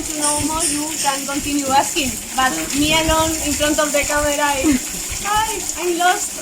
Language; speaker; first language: English; non-native, learner; Spanish